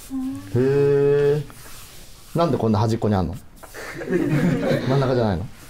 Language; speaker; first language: Japanese; native; Japanese